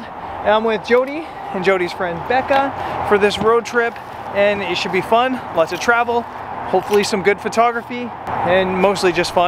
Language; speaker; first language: English; native; English